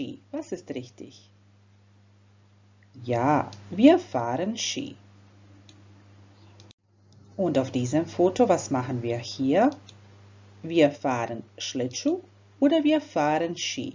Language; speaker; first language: German; non-native, fluent; Croatian